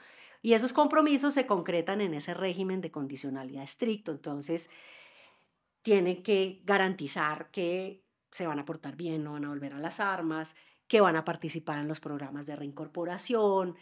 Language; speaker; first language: Spanish; native; Spanish